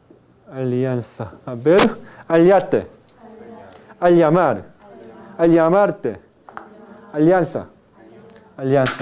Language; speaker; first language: Spanish; non-native, fluent; Korean